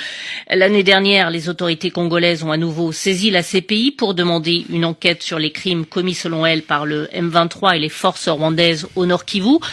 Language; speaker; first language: French; native; French